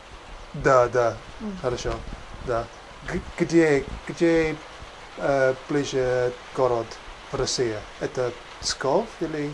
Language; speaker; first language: Russian; non-native, learner; English